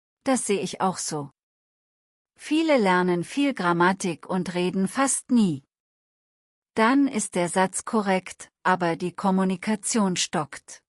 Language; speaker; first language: German; native; German